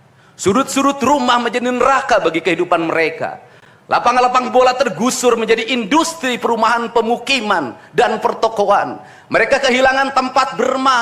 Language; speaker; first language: Indonesian; native; Indonesian